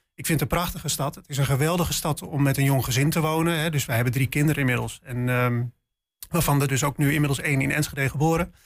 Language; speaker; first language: Dutch; native; Dutch